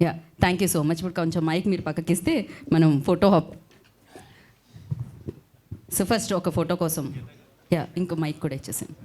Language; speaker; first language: Telugu; native; Telugu